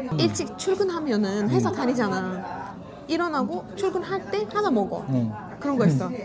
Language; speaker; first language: Korean; non-native, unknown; Turkish